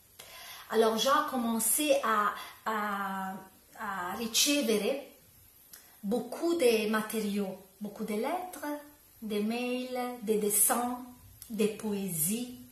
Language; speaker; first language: French; non-native, learner; Italian